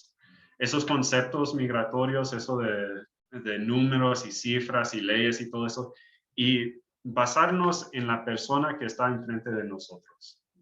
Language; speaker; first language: Spanish; early bilingual, heritage; English